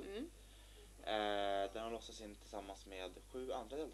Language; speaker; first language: Swedish; native; Swedish